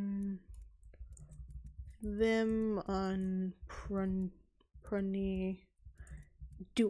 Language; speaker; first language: Welsh; non-native, learner; English